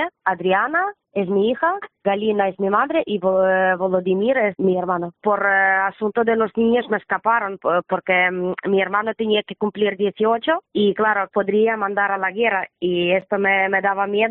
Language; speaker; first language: Spanish; non-native, learner; Ukrainian